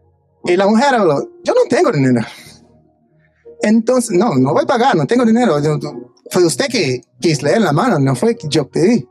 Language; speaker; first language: Spanish; non-native, fluent; Portuguese